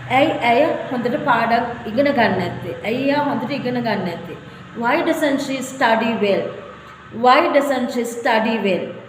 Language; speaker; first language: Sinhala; native; Sinhala